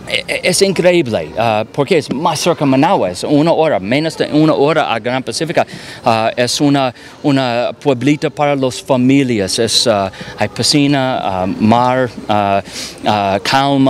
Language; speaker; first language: Spanish; non-native, learner; English